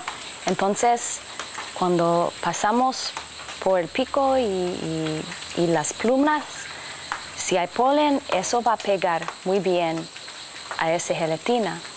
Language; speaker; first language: Spanish; non-native, fluent; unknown